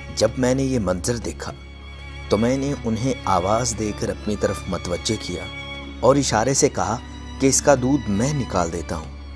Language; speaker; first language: Urdu; native; Urdu